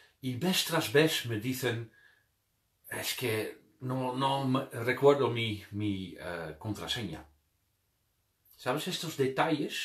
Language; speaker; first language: Spanish; non-native, fluent; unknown